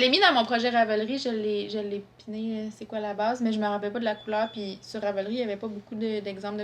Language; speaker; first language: French; native; French